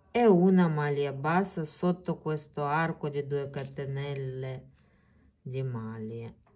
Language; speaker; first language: Italian; non-native, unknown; Ukrainian